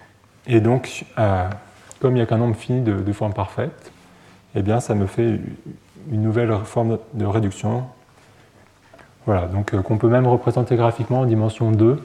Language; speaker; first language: French; native; French